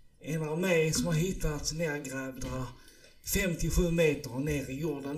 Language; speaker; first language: Swedish; early bilingual, other home language; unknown